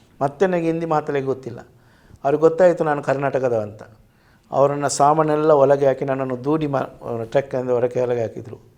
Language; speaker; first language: Kannada; non-native, local second language; Tulu